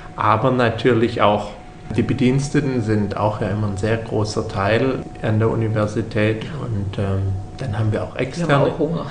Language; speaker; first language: German; native; German